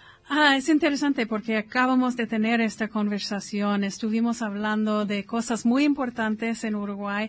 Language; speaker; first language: Spanish; non-native, fluent; English